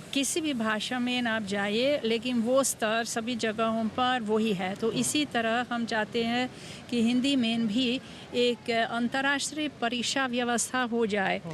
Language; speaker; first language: Hindi; non-native, fluent; Hungarian